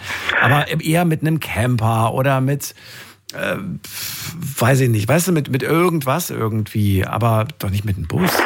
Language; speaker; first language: German; native; German